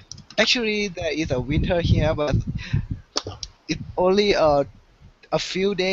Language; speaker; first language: English; non-native, learner; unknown